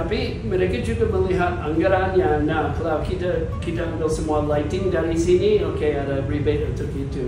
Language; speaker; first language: Indonesian; non-native, fluent; English